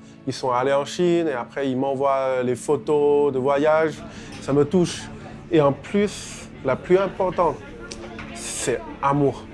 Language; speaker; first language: French; non-native, fluent; Chinese